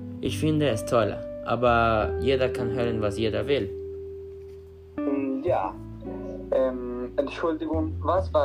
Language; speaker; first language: German; non-native, learner; Spanish